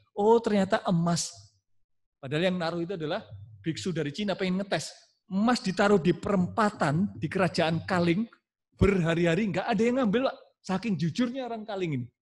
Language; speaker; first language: Indonesian; non-native, local second language; Javanese